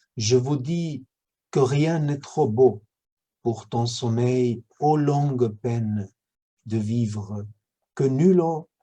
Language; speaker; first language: French; non-native, fluent; Spanish